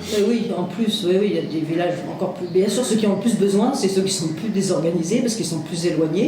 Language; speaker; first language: French; native; French